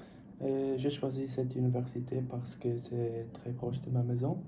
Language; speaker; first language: French; non-native, learner; English